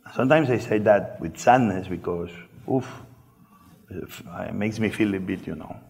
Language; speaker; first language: English; non-native, fluent; Spanish